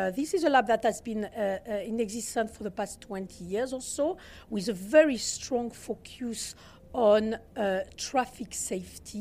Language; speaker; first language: English; non-native, fluent; French